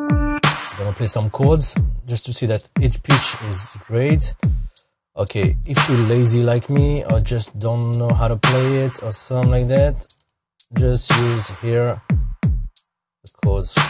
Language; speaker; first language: English; non-native, fluent; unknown